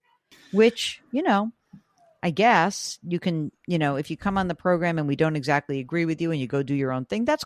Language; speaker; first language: English; native; English